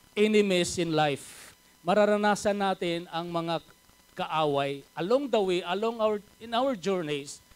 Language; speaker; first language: Filipino; native; Filipino